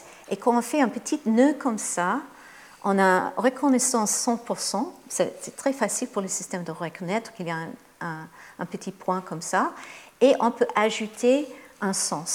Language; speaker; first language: French; non-native, fluent; English